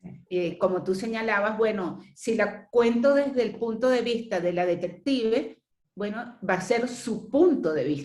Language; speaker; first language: Spanish; native; Spanish